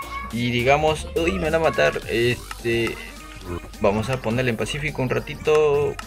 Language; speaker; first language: Spanish; native; Spanish